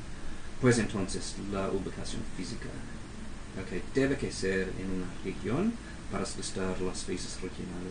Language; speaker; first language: Spanish; non-native, fluent; English